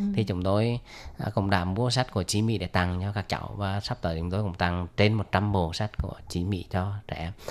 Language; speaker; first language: Vietnamese; native; Vietnamese